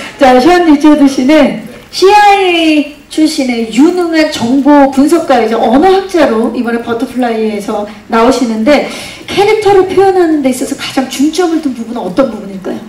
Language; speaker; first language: Korean; native; Korean